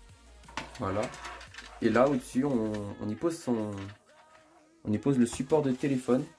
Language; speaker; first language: French; native; French